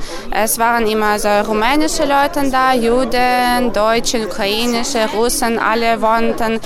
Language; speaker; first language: German; non-native, fluent; Ukrainian